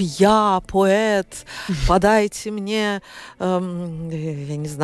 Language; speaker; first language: Russian; native; Russian